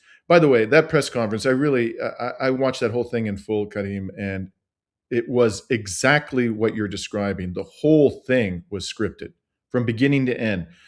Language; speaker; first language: English; native; English